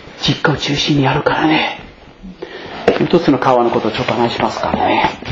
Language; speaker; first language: Japanese; non-native, fluent; English